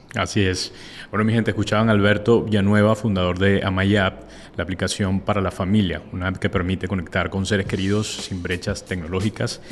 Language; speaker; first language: Spanish; native; Spanish